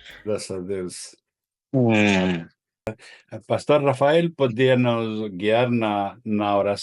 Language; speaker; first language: Portuguese; non-native, fluent; Spanish